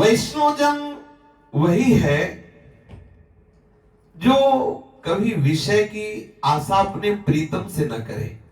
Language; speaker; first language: Hindi; native; Hindi